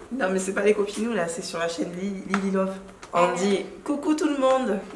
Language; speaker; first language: French; native; French